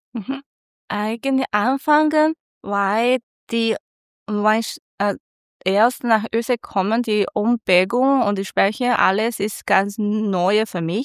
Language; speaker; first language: German; non-native, learner; Chinese